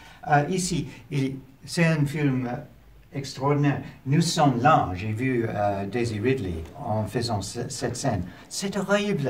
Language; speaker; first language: French; non-native, learner; English